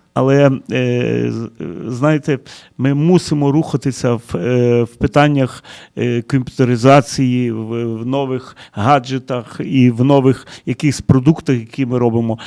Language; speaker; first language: Ukrainian; early bilingual, heritage; Ukrainian